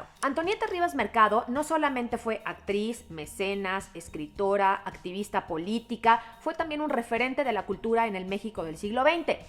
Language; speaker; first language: Spanish; native; Spanish